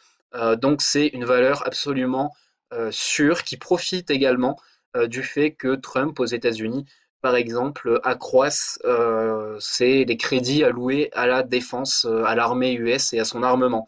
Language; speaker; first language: French; native; French